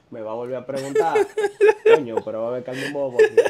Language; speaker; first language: Spanish; native; Spanish